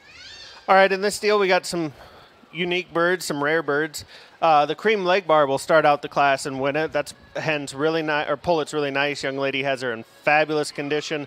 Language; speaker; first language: English; native; English